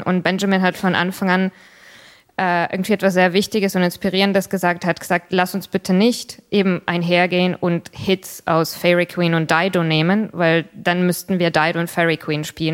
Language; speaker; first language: German; non-native, learner; English